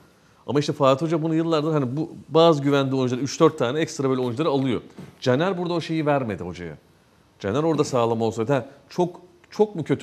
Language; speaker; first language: Turkish; native; Turkish